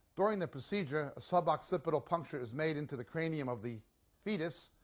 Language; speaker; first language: English; native; English